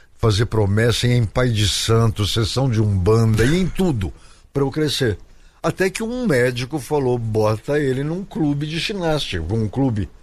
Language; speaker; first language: Portuguese; native; Portuguese